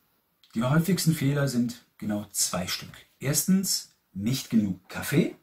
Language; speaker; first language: German; native; German